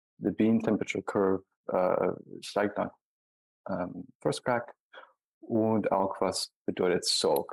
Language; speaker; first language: German; non-native, learner; English